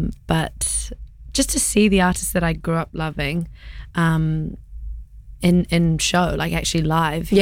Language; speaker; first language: English; native; English